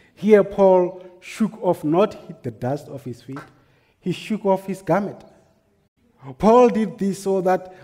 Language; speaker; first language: English; non-native, local second language; Northern Sotho